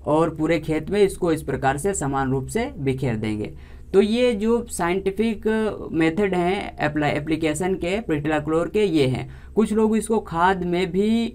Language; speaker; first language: Hindi; native; Hindi